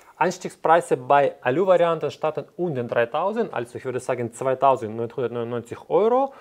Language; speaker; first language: German; non-native, fluent; Ukrainian